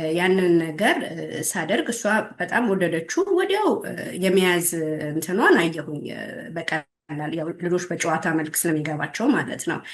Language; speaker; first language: Amharic; native; Amharic